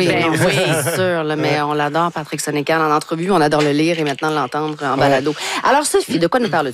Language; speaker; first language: French; native; French